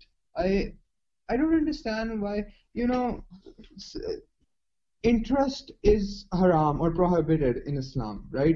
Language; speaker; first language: English; non-native, local second language; Urdu